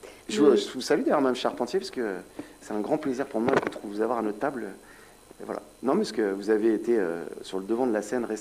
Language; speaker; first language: French; native; French